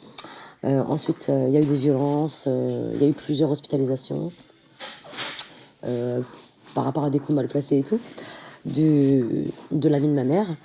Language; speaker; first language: French; native; French